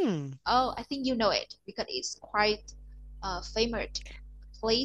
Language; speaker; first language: English; non-native, learner; Vietnamese